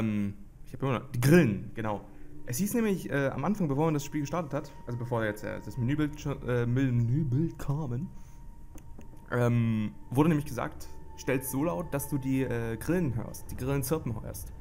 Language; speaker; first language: German; native; German